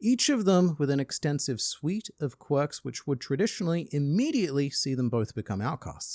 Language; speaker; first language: English; native; English